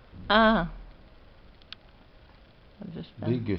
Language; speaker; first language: English; non-native, learner; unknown